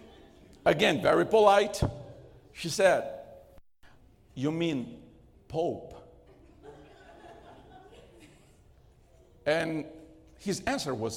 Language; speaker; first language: English; non-native, fluent; Portuguese